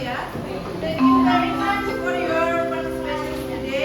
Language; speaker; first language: English; non-native, fluent; Indonesian